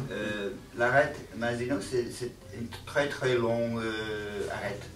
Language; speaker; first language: French; non-native, learner; English